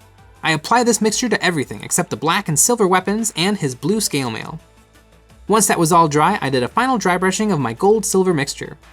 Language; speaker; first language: English; native; English